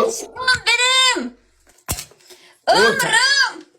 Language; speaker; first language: Turkish; non-native, learner; Russian